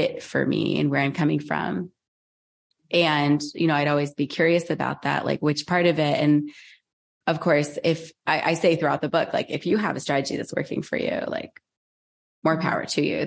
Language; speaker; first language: English; native; English